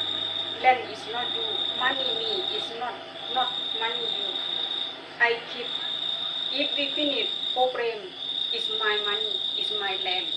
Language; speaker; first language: English; non-native, learner; Thai